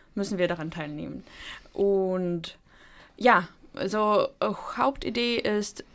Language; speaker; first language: German; non-native, fluent; Ukrainian